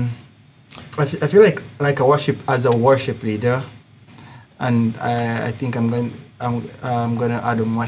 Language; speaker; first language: English; non-native, local second language; Ganda